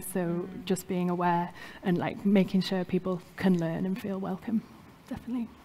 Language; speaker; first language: English; native; English